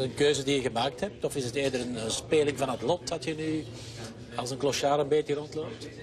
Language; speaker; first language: Dutch; native; Dutch